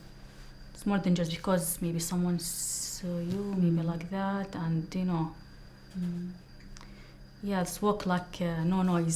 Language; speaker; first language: English; non-native, learner; Arabic